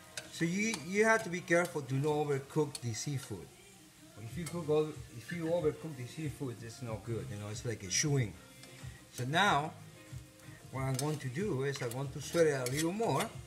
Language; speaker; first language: English; non-native, fluent; Spanish